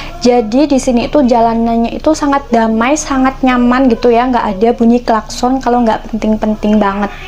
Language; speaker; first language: Indonesian; native; Indonesian